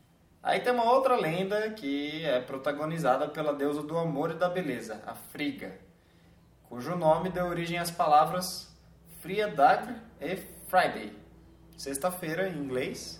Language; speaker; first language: Portuguese; native; Portuguese